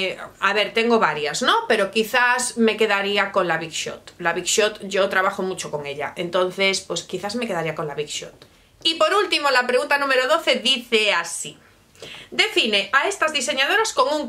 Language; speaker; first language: Spanish; native; Spanish